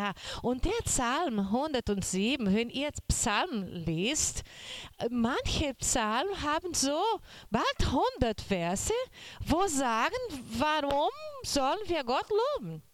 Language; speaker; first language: German; non-native, learner; Portuguese